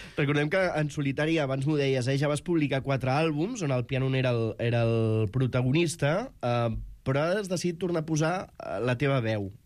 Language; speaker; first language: Catalan; native; Catalan